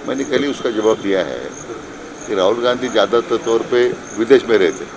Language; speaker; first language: Hindi; non-native, local second language; Marathi